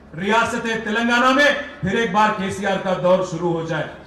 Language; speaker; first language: Hindi; non-native, local second language; Telugu